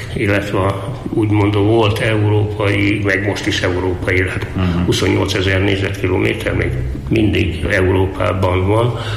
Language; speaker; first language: Hungarian; native; Hungarian